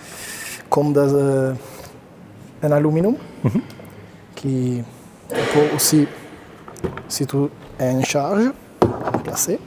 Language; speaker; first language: French; non-native, learner; Italian